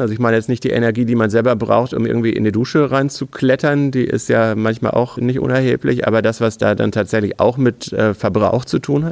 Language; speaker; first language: German; native; German